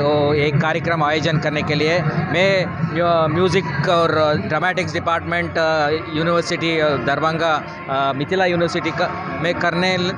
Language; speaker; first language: Hindi; non-native, local second language; Kannada